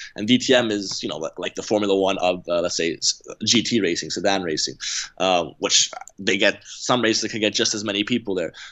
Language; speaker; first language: English; native; English